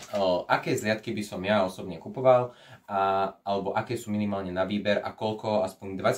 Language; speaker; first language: Slovak; native; Slovak